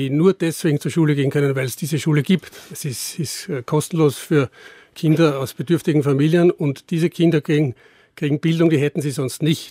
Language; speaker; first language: German; native; German